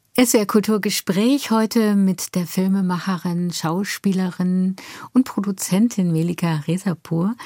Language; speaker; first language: German; native; German